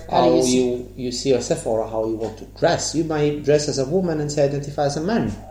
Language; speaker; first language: English; non-native, fluent; Italian